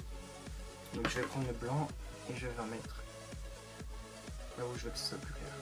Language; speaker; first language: French; native; French